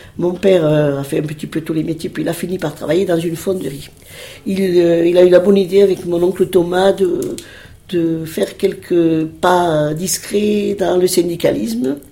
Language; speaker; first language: French; early bilingual, other home language; Spanish